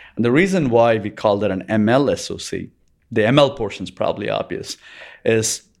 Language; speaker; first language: English; non-native, local second language; Tamil